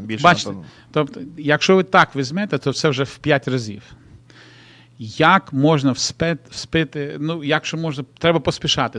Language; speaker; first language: Ukrainian; non-native, local second language; Russian